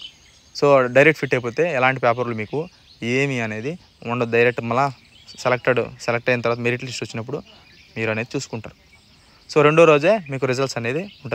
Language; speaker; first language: Telugu; native; Telugu